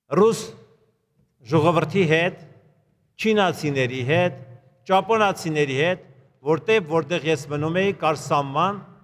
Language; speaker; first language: Armenian; native; Armenian